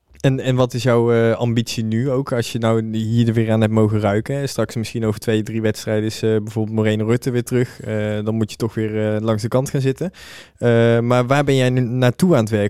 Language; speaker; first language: Dutch; native; Dutch